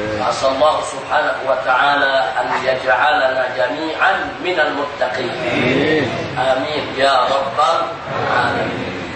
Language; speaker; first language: Arabic; non-native, fluent; Indonesian